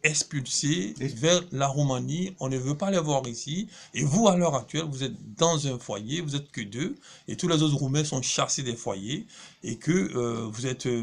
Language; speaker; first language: French; native; French